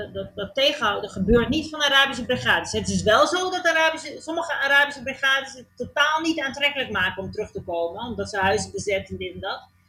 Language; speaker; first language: Dutch; native; Dutch